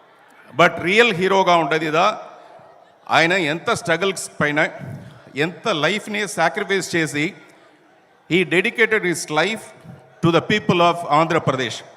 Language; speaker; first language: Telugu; early bilingual, heritage; Telugu